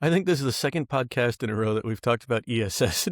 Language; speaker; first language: English; native; English